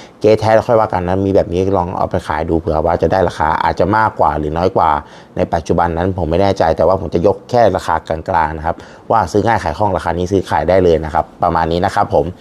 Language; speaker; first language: Thai; native; Thai